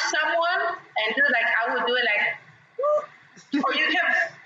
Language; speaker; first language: English; non-native, fluent; Spanish